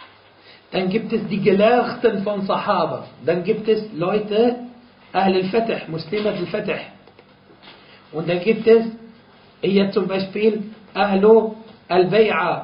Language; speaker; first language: German; non-native, fluent; Arabic